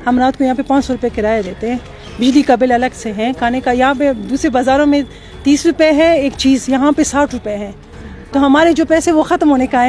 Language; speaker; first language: Hindi; non-native, local second language; Persian